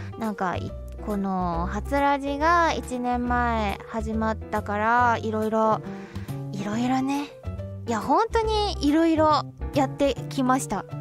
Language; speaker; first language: Japanese; non-native, fluent; Chinese